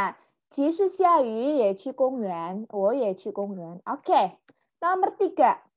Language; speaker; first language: Chinese; non-native, fluent; Indonesian